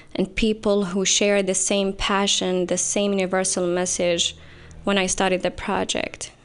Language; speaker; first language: English; non-native, fluent; Arabic